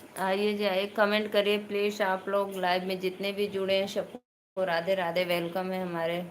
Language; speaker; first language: Hindi; native; Hindi